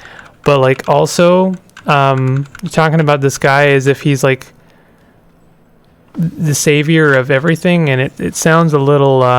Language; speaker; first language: English; native; English